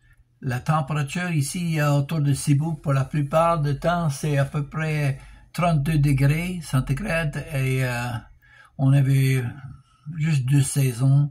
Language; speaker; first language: French; non-native, local second language; English